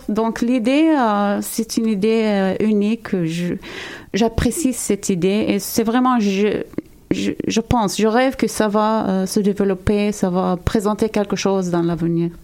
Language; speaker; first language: French; non-native, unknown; Arabic